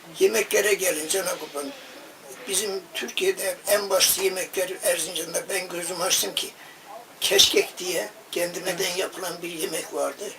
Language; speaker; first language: Turkish; native; Turkish